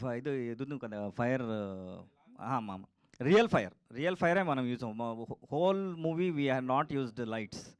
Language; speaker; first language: Telugu; non-native, learner; Kannada